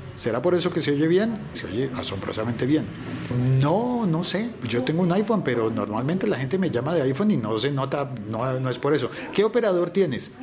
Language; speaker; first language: Spanish; native; Spanish